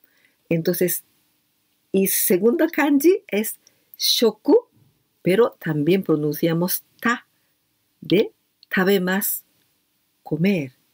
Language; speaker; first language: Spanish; non-native, fluent; Japanese